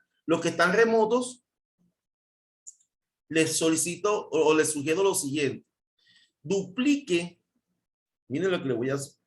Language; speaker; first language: Spanish; native; Spanish